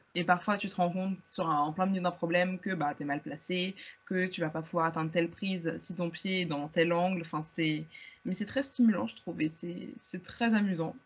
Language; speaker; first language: French; native; French